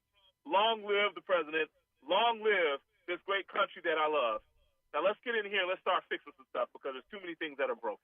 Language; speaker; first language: English; native; English